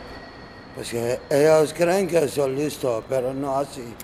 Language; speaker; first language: Spanish; non-native, learner; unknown